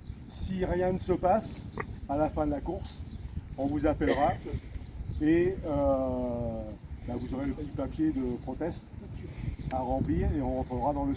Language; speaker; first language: French; native; French